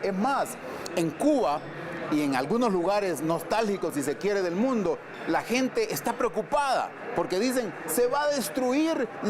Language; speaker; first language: Spanish; native; Spanish